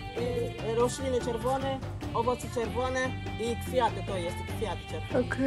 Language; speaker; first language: Polish; non-native, learner; Swahili